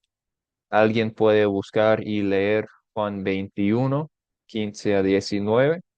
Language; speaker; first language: Spanish; non-native, fluent; English